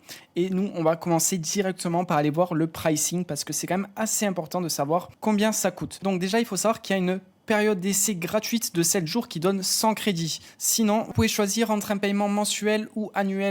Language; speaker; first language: French; native; French